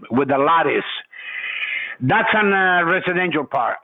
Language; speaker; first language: English; non-native, fluent; Italian